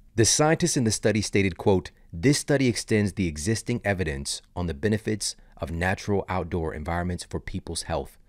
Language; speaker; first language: English; native; English